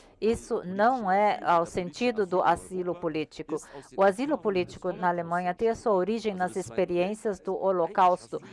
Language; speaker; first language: Portuguese; non-native, learner; German